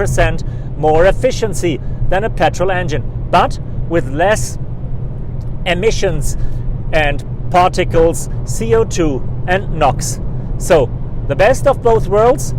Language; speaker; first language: English; non-native, fluent; German